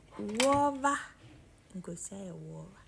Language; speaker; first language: Italian; non-native, learner; Akan